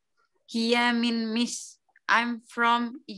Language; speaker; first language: English; non-native, learner; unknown